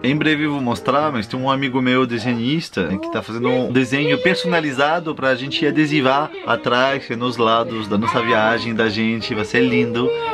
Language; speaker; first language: Portuguese; non-native, fluent; French